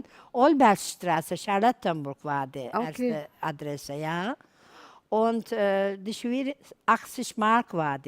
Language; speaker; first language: German; non-native, learner; Turkish